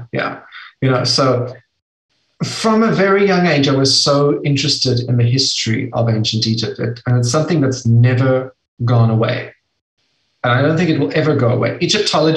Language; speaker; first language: English; native; English